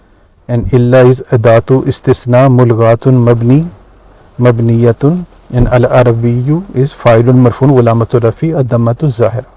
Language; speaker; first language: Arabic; non-native, fluent; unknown